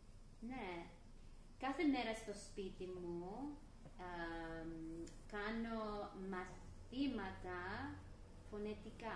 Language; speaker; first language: Greek; early bilingual, heritage; English